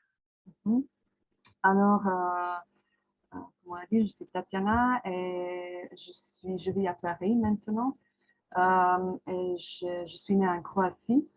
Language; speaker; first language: French; non-native, fluent; Croatian